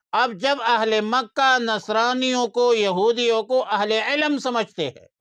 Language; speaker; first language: Urdu; non-native, local second language; Pashto